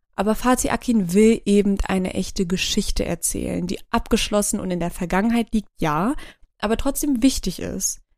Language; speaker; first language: German; early bilingual, other home language; Turkish